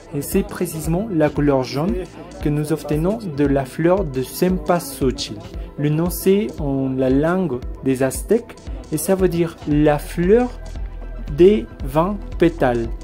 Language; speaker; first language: French; non-native, fluent; Spanish